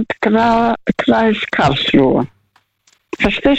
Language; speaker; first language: German; early bilingual, heritage; Russian